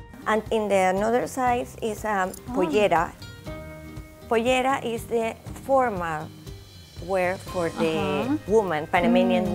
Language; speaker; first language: English; non-native, learner; Spanish